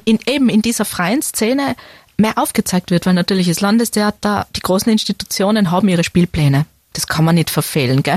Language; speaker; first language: German; native; German